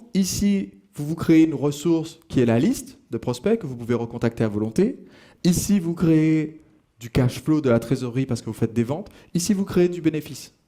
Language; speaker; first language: French; native; French